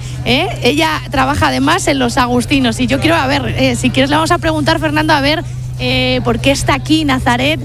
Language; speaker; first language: Spanish; native; Spanish